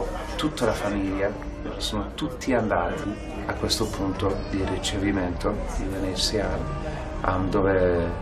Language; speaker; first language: Italian; non-native, fluent; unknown